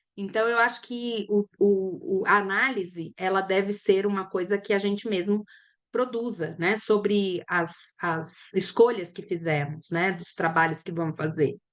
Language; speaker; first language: Portuguese; native; Portuguese